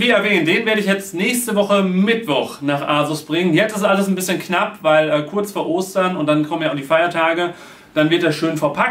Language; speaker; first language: German; native; German